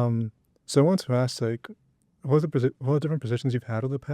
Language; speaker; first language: English; native; English